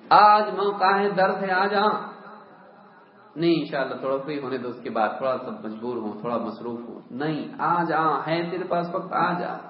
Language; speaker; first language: Urdu; native; Urdu